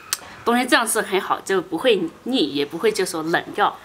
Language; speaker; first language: Chinese; native; Chinese